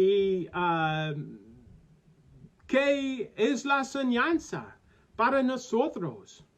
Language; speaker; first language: Spanish; non-native, learner; English